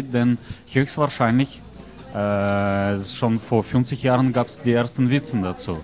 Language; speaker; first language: German; non-native, fluent; Russian